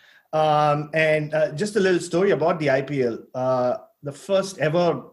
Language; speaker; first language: English; non-native, local second language; Tamil